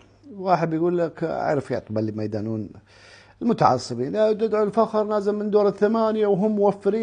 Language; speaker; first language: Arabic; native; Arabic